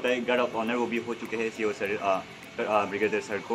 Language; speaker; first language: Hindi; non-native, local second language; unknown